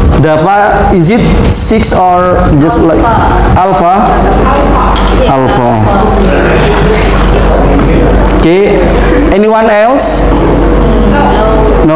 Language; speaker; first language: English; non-native, fluent; Indonesian